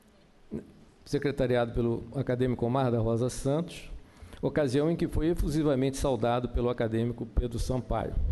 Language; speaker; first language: Portuguese; native; Portuguese